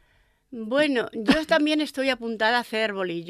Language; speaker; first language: Catalan; non-native, learner; Spanish